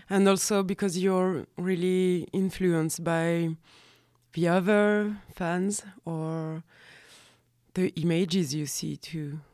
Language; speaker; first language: English; non-native, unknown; French